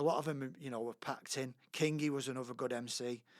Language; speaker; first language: English; native; English